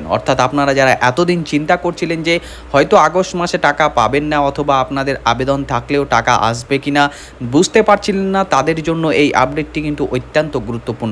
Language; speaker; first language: Bangla; native; Bangla